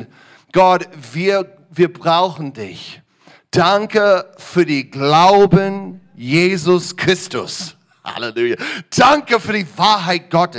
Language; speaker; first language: German; non-native, learner; English